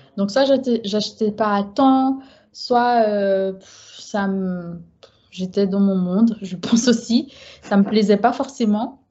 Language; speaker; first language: French; native; French